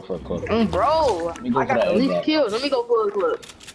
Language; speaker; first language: English; native; English